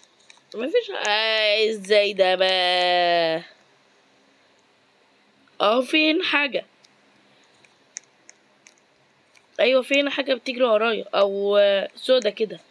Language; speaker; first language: Arabic; native; Arabic